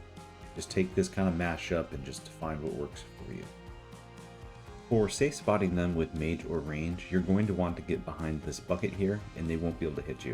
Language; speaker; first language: English; native; English